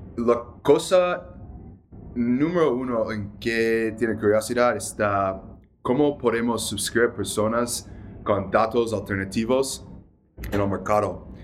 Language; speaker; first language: Spanish; non-native, learner; English